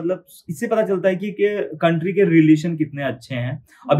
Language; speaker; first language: Hindi; native; Hindi